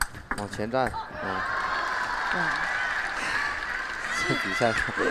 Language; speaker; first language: Chinese; native; Chinese